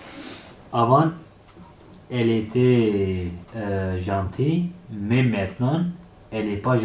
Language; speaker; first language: French; non-native, learner; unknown